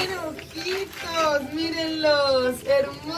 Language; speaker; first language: Spanish; native; Spanish